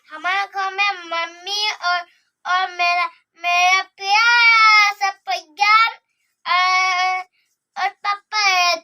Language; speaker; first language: Hindi; non-native, local second language; Assamese